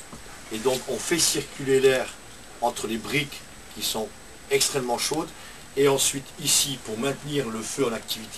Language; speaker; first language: French; native; French